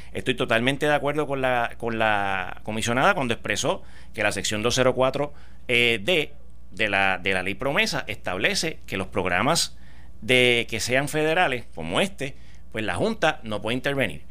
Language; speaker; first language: Spanish; native; Spanish